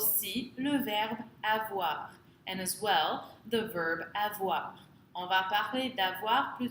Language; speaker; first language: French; non-native, fluent; English